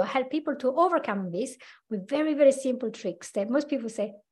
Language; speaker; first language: English; non-native, fluent; Italian